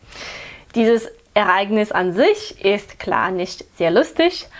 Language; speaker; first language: German; non-native, fluent; English